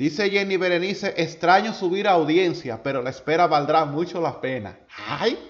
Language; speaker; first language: Spanish; native; Spanish